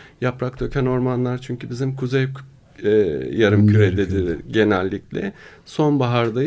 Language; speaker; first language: Turkish; native; Turkish